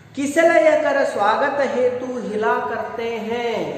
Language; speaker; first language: Hindi; non-native, local second language; Kannada